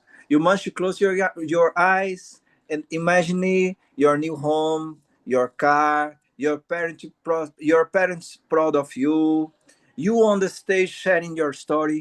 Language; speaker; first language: English; non-native, learner; Portuguese